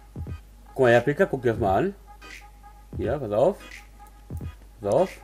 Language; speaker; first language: German; native; German